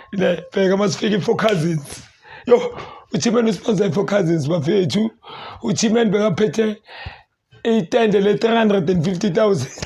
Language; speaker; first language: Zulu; native; Zulu